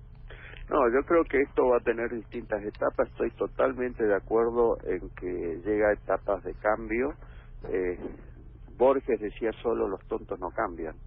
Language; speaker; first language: Spanish; native; Spanish